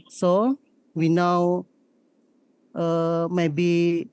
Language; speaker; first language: English; non-native, learner; Indonesian